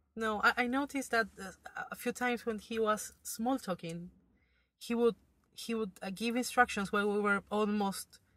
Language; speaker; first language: English; non-native, fluent; Spanish